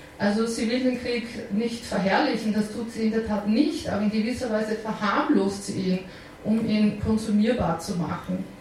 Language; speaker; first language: German; native; German